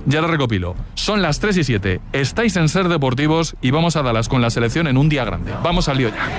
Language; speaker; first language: Spanish; native; Spanish